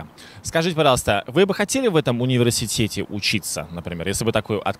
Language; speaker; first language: Russian; native; Russian